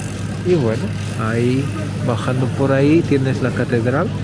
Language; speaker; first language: Spanish; non-native, fluent; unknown